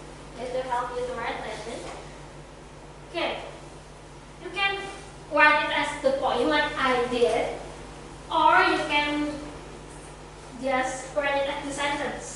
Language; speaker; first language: English; non-native, fluent; Indonesian